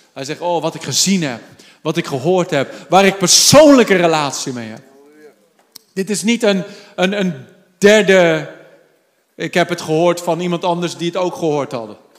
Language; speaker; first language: Dutch; native; Dutch